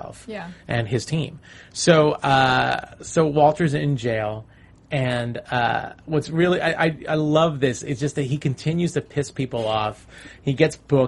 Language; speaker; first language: English; native; English